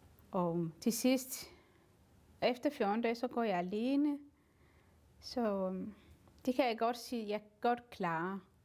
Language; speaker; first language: Danish; non-native, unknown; Somali